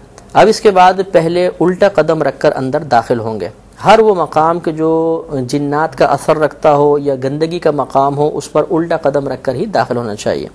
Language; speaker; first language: Urdu; native; Urdu